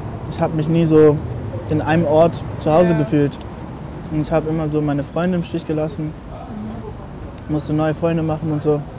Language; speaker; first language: German; early bilingual, other home language; English